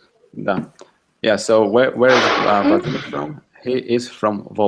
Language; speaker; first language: English; non-native, fluent; Russian